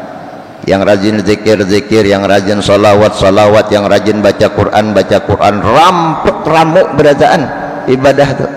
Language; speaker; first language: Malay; non-native, local second language; Banjar